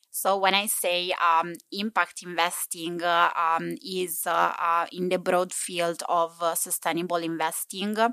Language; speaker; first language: English; non-native, fluent; Italian